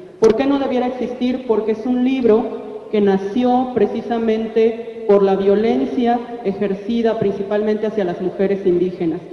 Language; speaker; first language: Spanish; non-native, local second language; Zapotec